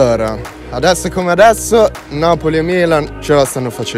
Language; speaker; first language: Italian; early bilingual, other home language; Portuguese